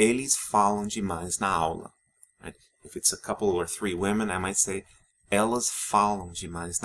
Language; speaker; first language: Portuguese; non-native, fluent; English